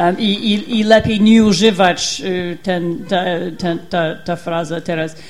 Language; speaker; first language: Polish; non-native, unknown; English